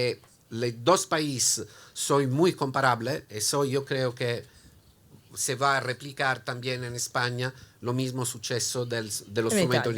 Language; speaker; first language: Spanish; non-native, learner; Italian